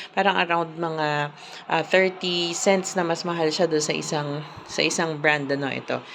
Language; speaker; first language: Filipino; native; Filipino